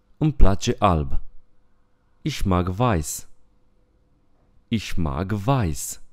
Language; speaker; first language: German; non-native, fluent; Romanian